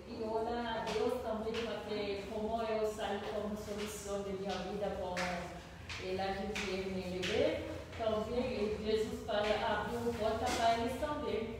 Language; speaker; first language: Portuguese; non-native, learner; Spanish